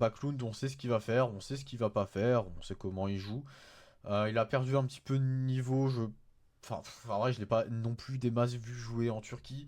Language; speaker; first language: French; native; French